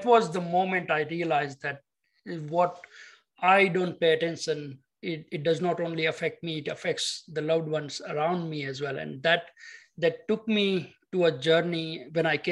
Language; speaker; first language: English; non-native, local second language; Gujarati